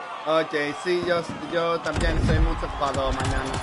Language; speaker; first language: Spanish; non-native, learner; English